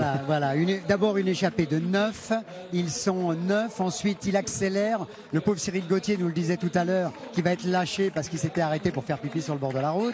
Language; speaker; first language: French; native; French